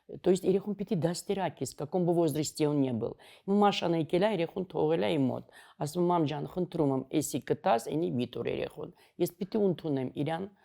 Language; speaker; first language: Armenian; native; Armenian